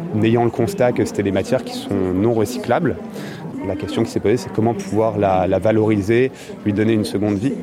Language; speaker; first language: French; native; French